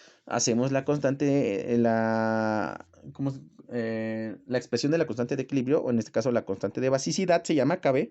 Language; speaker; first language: Spanish; native; Spanish